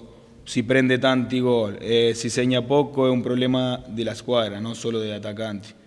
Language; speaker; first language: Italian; non-native, fluent; Spanish